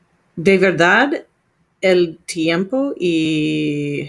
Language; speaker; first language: Spanish; non-native, learner; English